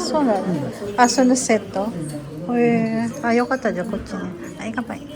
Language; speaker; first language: Japanese; non-native, learner; Filipino